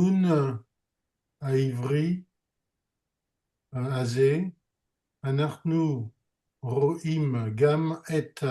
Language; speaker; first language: Hebrew; non-native, learner; French